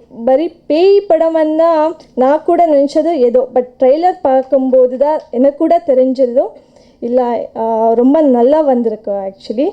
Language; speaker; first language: Tamil; non-native, learner; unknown